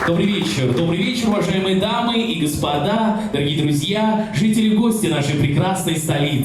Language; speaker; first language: Russian; non-native, local second language; Uzbek